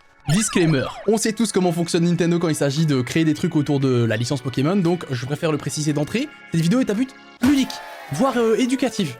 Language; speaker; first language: French; native; French